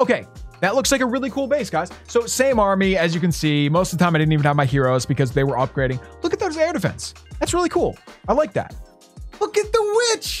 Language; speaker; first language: English; native; English